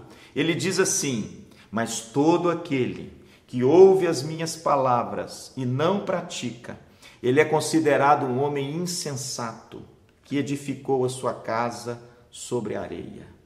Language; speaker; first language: Portuguese; native; Portuguese